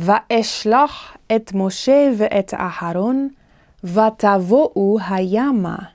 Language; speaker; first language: Hebrew; non-native, fluent; English